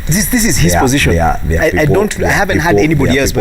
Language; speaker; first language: English; non-native, local second language; Kikuyu